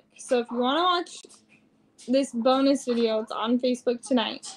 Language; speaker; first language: English; native; English